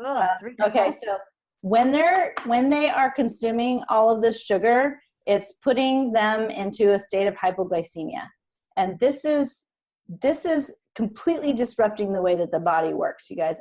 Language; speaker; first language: English; native; English